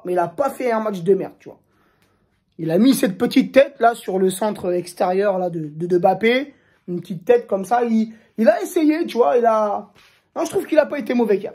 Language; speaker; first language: French; native; French